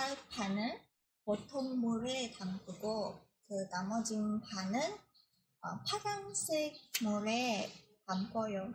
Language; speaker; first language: Korean; non-native, learner; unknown